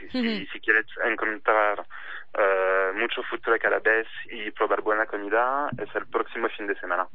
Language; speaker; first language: Spanish; non-native, fluent; French